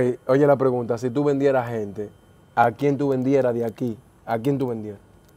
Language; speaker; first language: Spanish; native; Spanish